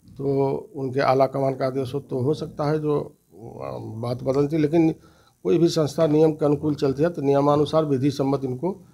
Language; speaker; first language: Hindi; native; Hindi